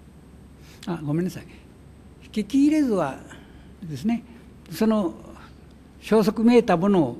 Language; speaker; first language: Japanese; native; Japanese